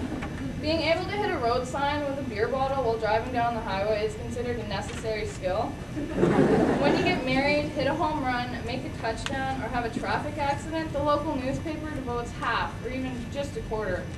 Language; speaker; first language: English; native; English